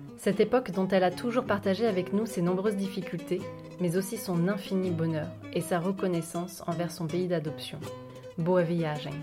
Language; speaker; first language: French; native; French